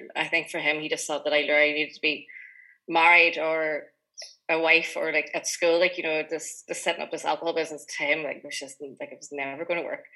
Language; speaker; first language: English; native; English